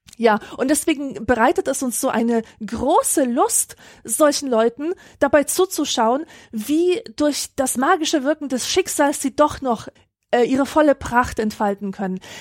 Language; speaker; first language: German; early bilingual, other home language; Polish